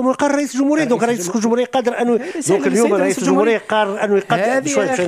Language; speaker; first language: Arabic; native; Arabic